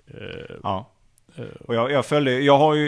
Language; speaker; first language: Swedish; native; Swedish